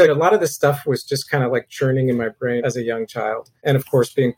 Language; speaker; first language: English; native; English